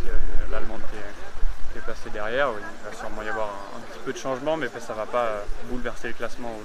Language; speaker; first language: French; native; French